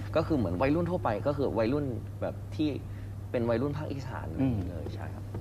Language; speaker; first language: Thai; native; Thai